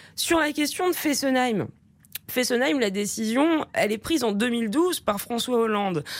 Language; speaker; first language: French; native; French